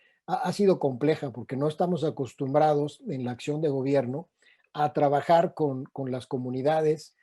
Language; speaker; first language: Spanish; native; Spanish